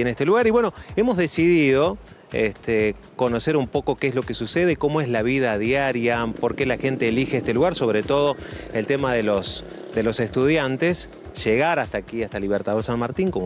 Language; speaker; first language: Spanish; native; Spanish